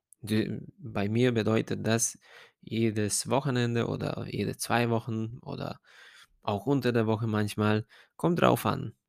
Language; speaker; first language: German; non-native, fluent; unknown